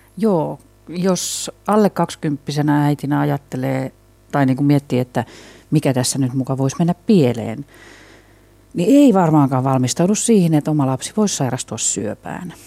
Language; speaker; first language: Finnish; native; Finnish